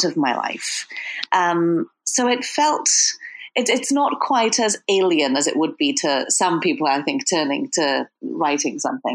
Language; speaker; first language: English; native; English